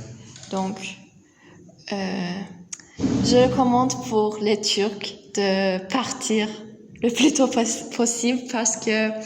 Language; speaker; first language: French; non-native, learner; Turkish